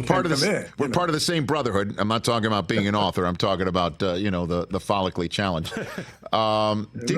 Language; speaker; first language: English; native; English